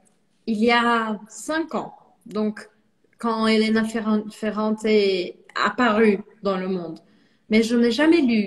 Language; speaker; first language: French; non-native, fluent; Portuguese